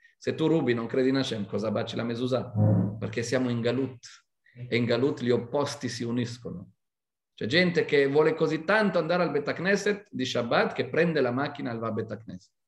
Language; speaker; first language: Italian; non-native, fluent; Hebrew